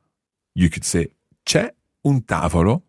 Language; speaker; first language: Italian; non-native, fluent; English